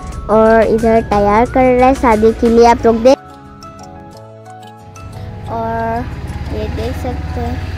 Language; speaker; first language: Hindi; non-native, local second language; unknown